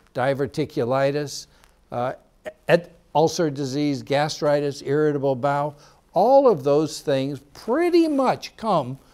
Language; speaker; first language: English; native; English